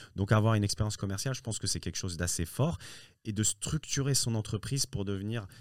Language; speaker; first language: French; early bilingual, other home language; Riffian